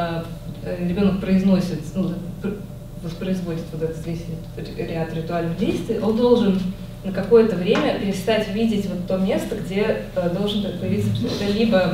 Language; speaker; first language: Russian; native; Russian